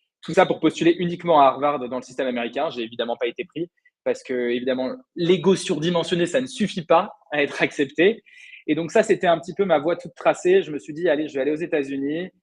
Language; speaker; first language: French; native; French